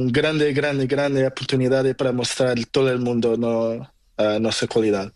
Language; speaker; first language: Spanish; non-native, learner; Portuguese